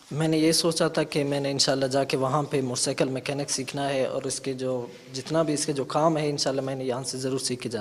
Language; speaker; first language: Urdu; non-native, local second language; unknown